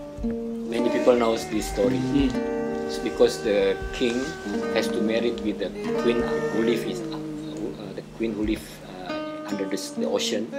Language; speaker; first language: English; non-native, fluent; Indonesian